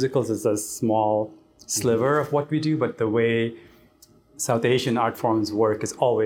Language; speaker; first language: English; non-native, local second language; Tamil